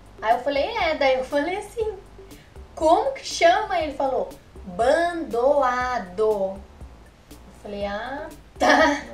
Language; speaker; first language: Portuguese; native; Portuguese